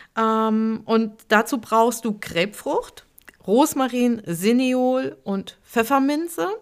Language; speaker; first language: German; native; German